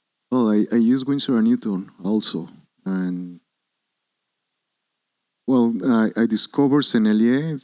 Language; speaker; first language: English; non-native, learner; Spanish